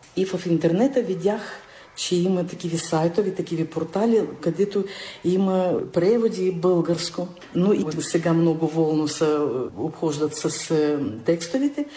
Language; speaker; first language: Bulgarian; early bilingual, heritage; Bulgarian